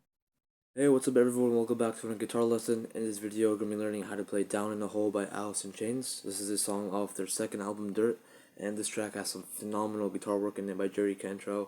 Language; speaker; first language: English; native; English